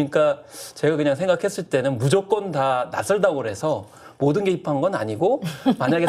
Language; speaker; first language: Korean; native; Korean